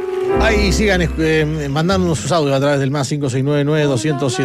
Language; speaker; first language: Spanish; native; Spanish